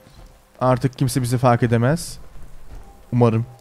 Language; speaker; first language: Turkish; early bilingual, heritage; Turkish